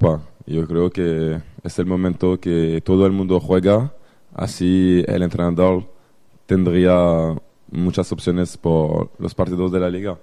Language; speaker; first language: Spanish; non-native, fluent; French